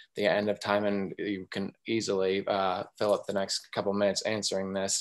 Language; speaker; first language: English; native; English